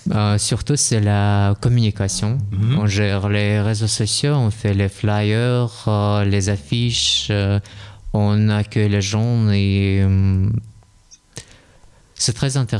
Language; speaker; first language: French; non-native, learner; Russian